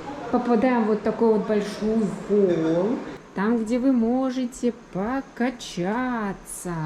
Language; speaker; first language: Russian; native; Russian